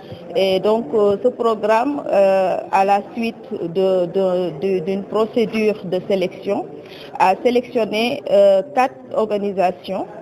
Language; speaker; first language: French; native; French